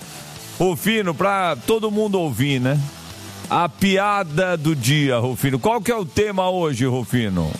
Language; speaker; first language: Portuguese; native; Portuguese